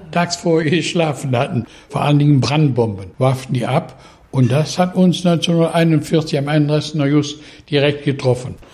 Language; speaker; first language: German; native; German